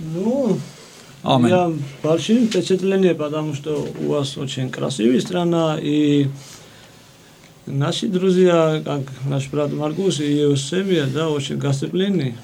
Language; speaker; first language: Russian; non-native, fluent; Georgian